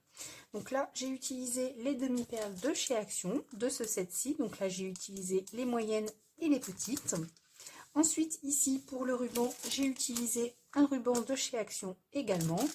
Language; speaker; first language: French; native; French